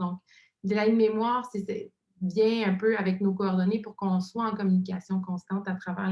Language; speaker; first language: French; native; French